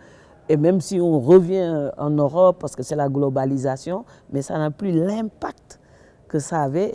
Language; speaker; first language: French; non-native, local second language; Wolof